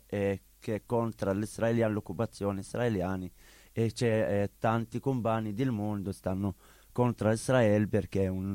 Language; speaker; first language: Italian; non-native, learner; Arabic